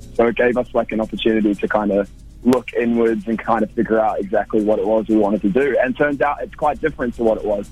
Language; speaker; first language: English; native; English